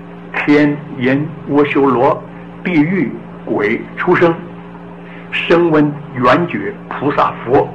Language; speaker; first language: Chinese; native; Chinese